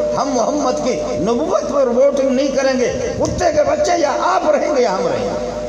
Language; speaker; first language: Urdu; non-native, local second language; Baluchi